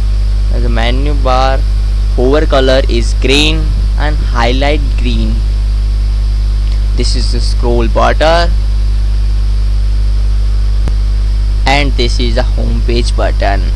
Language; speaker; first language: English; non-native, learner; Hindi